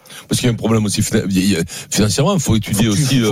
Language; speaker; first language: French; native; French